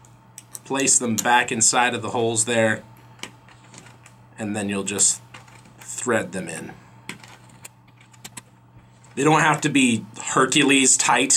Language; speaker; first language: English; native; English